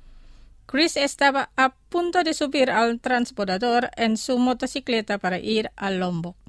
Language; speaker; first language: Spanish; non-native, fluent; Indonesian